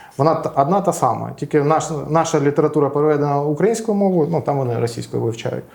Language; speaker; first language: Ukrainian; non-native, local second language; Russian